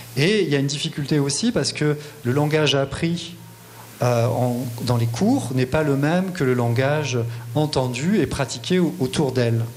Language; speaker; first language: French; native; French